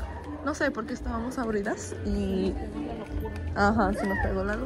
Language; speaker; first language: Spanish; early bilingual, heritage; Spanish